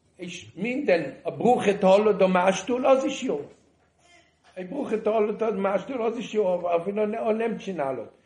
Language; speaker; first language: Hungarian; early bilingual, heritage; Hungarian